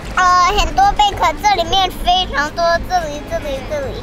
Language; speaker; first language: Chinese; non-native, fluent; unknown